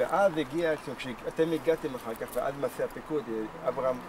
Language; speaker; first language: Hebrew; native; Hebrew